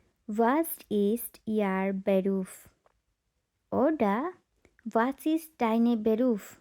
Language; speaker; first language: German; non-native, learner; Bangla